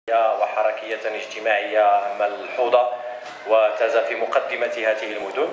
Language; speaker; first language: Arabic; native; Arabic